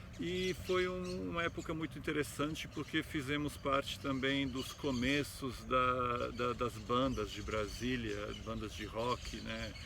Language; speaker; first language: Portuguese; non-native, fluent; Serbian